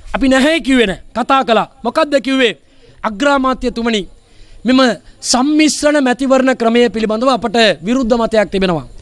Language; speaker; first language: Sinhala; non-native, local second language; Tamil